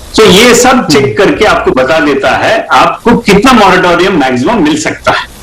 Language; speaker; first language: Hindi; non-native, local second language; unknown